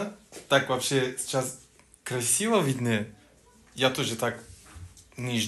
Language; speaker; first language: Russian; non-native, learner; Turkish